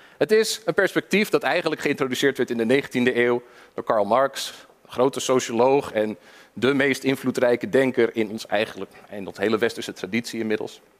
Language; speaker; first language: Dutch; early bilingual, other home language; English